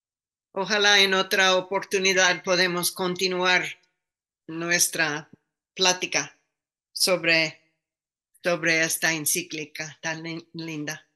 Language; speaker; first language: Spanish; non-native, fluent; English